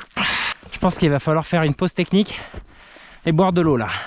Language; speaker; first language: French; native; French